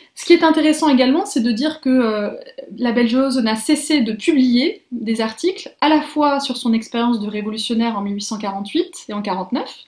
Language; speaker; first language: French; native; French